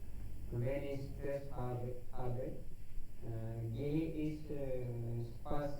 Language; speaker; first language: German; non-native, learner; Hindi